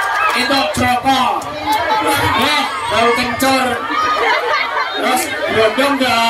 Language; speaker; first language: Indonesian; non-native, local second language; Javanese